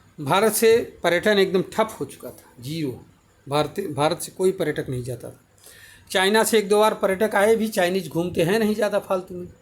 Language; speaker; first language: Hindi; native; Hindi